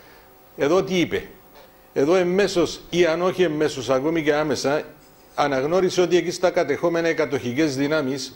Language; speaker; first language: Greek; native; Greek